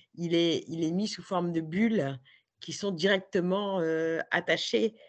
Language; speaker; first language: French; native; French